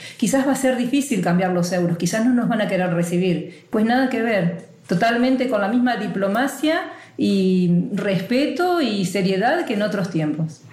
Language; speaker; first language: Spanish; native; Spanish